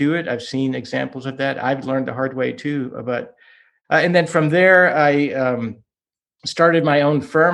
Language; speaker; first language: English; early bilingual, other home language; Hungarian